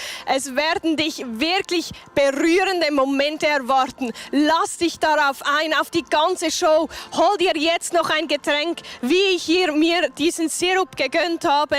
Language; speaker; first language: German; native; German